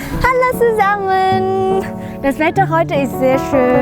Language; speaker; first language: German; non-native, learner; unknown